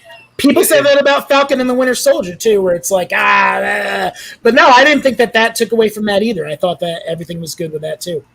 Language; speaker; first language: English; native; English